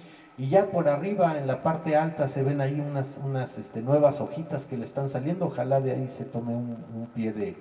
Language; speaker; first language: Spanish; native; Spanish